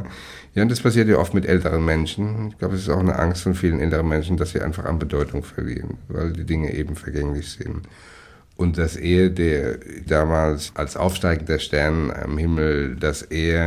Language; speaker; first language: German; native; German